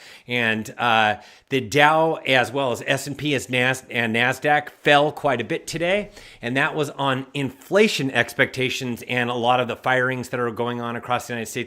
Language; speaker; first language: English; native; English